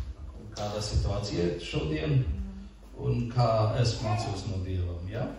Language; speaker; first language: Latvian; non-native, learner; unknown